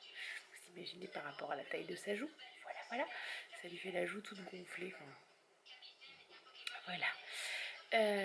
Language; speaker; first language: French; native; French